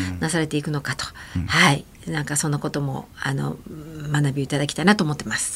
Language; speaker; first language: Japanese; native; Japanese